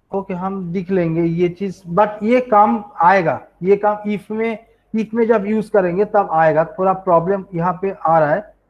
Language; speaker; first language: Hindi; non-native, local second language; Bangla